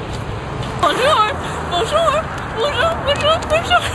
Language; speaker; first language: French; non-native, learner; English